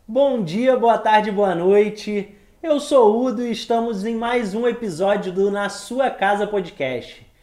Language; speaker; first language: Portuguese; native; Portuguese